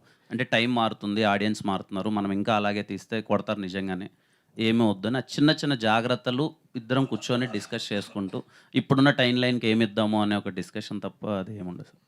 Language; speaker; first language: Telugu; native; Telugu